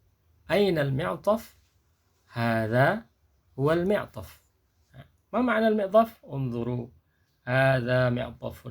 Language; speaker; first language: Arabic; non-native, fluent; Indonesian